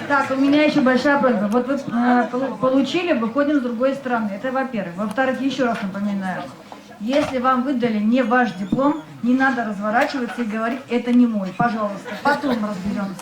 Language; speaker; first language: Russian; native; Russian